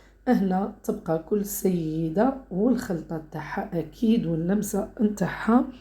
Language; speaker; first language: Arabic; native; Arabic